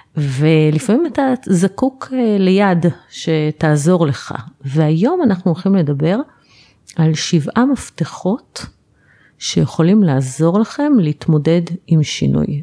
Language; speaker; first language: Hebrew; native; Hebrew